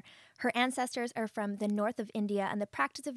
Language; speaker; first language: English; native; English